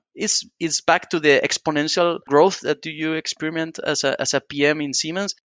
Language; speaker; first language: English; non-native, fluent; Spanish